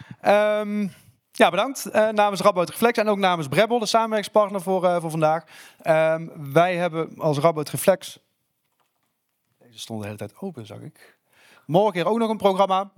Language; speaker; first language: Dutch; native; Dutch